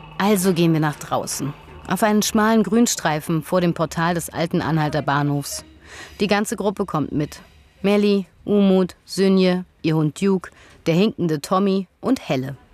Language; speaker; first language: German; native; German